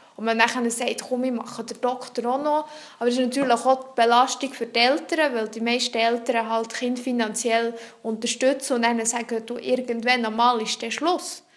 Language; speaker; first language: German; non-native, local second language; French